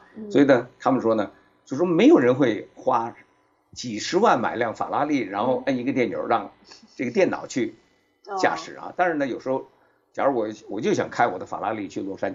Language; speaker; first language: Chinese; native; Chinese